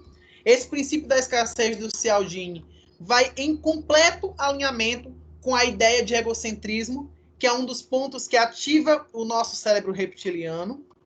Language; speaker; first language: Portuguese; native; Portuguese